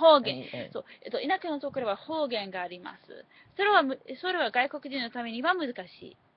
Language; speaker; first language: Japanese; non-native, learner; English